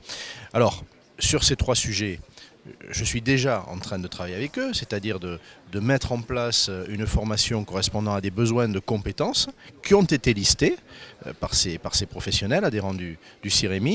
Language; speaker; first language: French; native; French